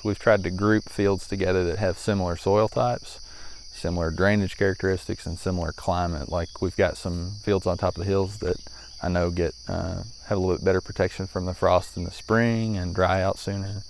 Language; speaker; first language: English; native; English